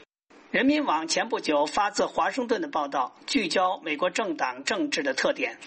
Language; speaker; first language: Chinese; native; Chinese